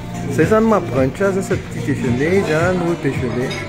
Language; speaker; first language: French; non-native, local second language; Malagasy